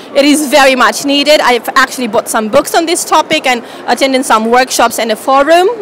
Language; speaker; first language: English; non-native, fluent; Romanian